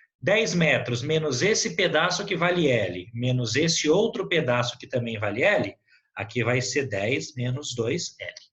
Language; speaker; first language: Portuguese; native; Portuguese